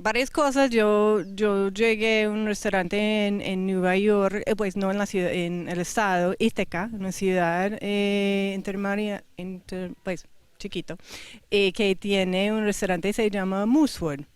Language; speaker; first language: Spanish; non-native, fluent; English